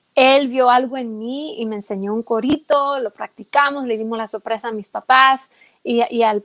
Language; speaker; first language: Spanish; early bilingual, heritage; Spanish